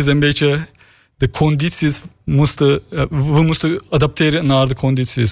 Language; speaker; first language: Dutch; non-native, learner; Turkish